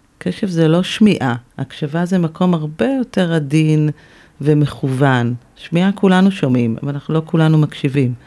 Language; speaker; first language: Hebrew; native; Hebrew